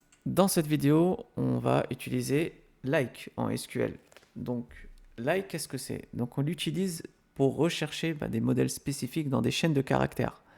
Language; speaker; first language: French; native; French